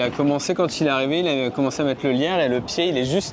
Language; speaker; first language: French; native; French